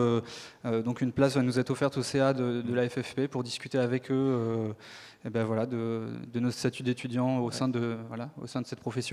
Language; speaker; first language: French; native; French